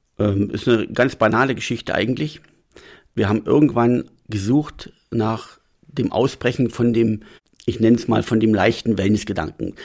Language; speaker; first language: German; native; German